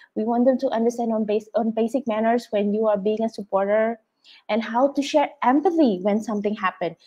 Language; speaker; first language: English; non-native, fluent; Indonesian